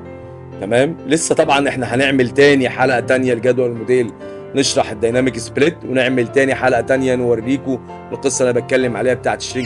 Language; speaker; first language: Arabic; native; Arabic